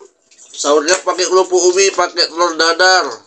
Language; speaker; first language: Indonesian; native; Indonesian